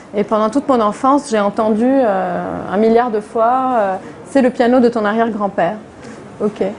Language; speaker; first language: French; non-native, local second language; Arabic